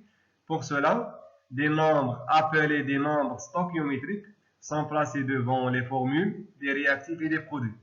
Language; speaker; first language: French; non-native, local second language; Arabic